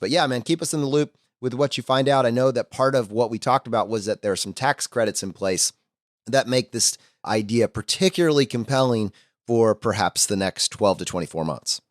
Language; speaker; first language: English; native; English